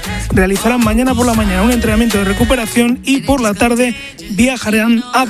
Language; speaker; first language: Spanish; native; Spanish